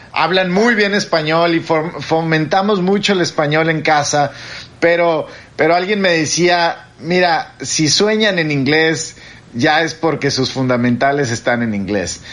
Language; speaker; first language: Spanish; native; Spanish